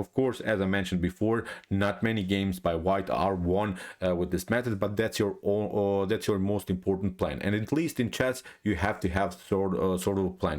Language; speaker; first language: English; non-native, fluent; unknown